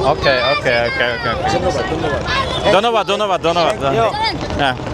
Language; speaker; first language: English; non-native, learner; Slovak